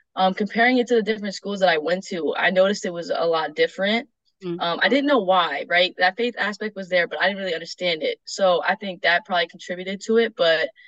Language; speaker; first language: English; native; English